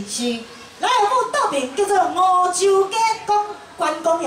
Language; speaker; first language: Chinese; native; Chinese